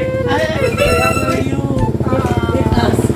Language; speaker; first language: English; non-native, learner; Filipino